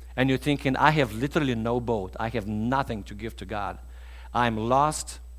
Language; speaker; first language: English; non-native, fluent; Bulgarian